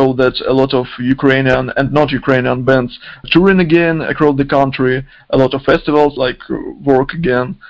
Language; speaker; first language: English; non-native, fluent; Ukrainian